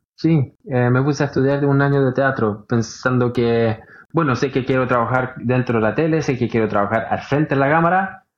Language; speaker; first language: Spanish; early bilingual, heritage; Norwegian